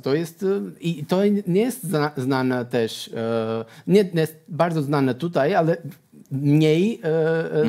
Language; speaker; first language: Polish; non-native, learner; Portuguese